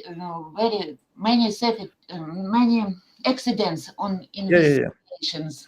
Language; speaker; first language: English; non-native, learner; Ukrainian